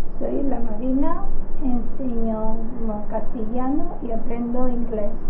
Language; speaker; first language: Spanish; non-native, local second language; Catalan